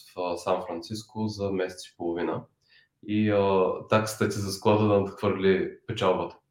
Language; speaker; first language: Bulgarian; native; Bulgarian